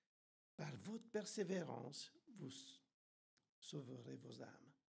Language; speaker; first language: French; non-native, fluent; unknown